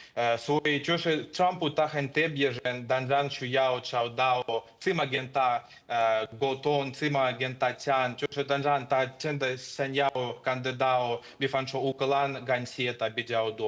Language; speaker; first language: Chinese; non-native, fluent; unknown